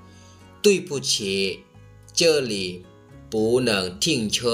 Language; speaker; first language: Chinese; non-native, fluent; Lao